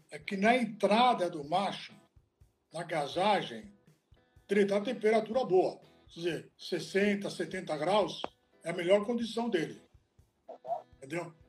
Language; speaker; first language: Portuguese; non-native, fluent; Italian